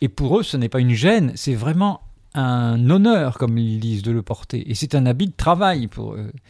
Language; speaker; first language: French; native; French